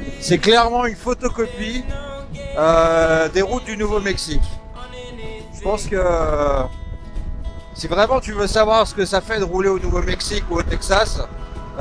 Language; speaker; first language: French; native; French